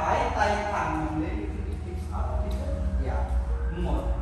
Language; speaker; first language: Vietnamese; non-native, learner; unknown